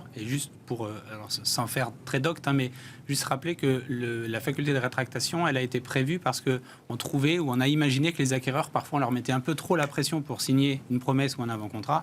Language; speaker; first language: French; native; French